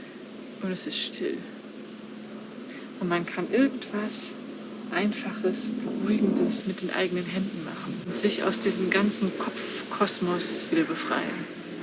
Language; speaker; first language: German; native; German